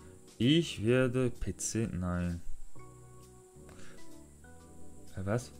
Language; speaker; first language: German; non-native, learner; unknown